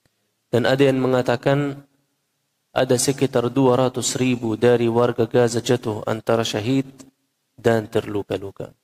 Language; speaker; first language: Indonesian; non-native, fluent; Arabic